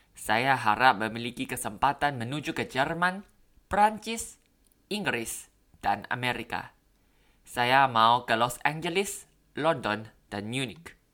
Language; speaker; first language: Indonesian; non-native, learner; Thai